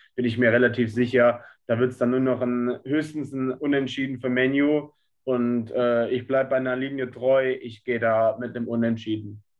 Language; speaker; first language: German; native; German